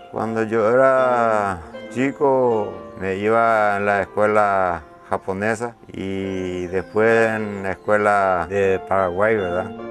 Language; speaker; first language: Spanish; early bilingual, other home language; Japanese